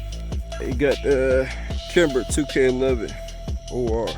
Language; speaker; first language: English; native; English